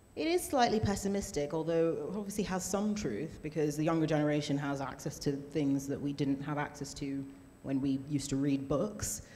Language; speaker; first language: English; native; English